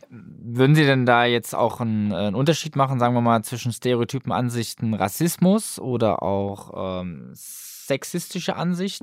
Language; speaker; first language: German; native; German